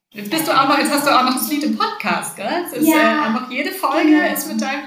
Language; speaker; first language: German; native; German